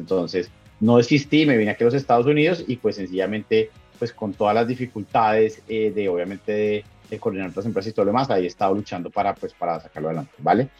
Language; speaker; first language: Spanish; native; Spanish